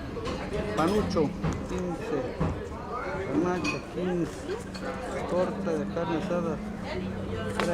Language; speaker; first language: Spanish; native; Spanish